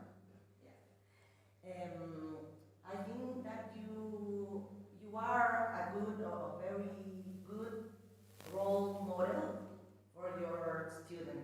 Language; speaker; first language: English; non-native, learner; Spanish